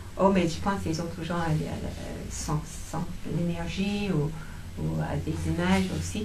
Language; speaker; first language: French; non-native, fluent; English